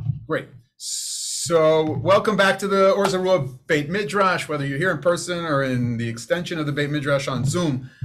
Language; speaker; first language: English; native; English